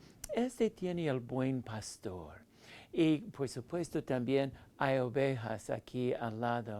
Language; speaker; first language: Spanish; non-native, fluent; English